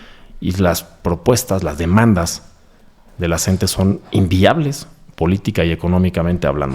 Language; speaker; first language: Spanish; native; Spanish